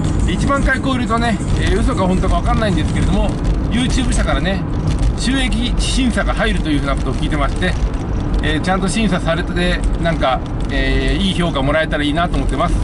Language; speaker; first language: Japanese; native; Japanese